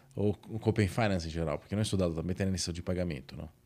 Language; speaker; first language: Portuguese; non-native, fluent; Italian